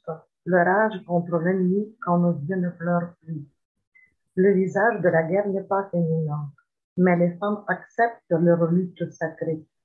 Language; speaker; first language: French; non-native, fluent; Ukrainian